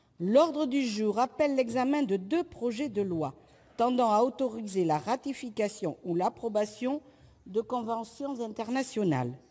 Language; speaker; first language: French; native; French